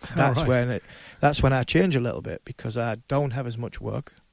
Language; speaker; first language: English; native; English